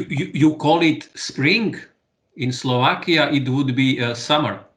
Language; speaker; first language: English; non-native, fluent; Slovak